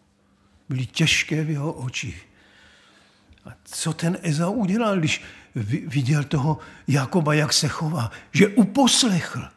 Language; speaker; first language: Czech; native; Czech